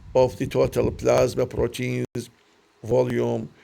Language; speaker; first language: English; non-native, learner; Arabic